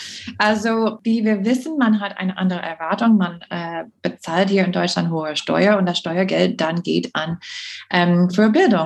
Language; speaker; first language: German; non-native, fluent; English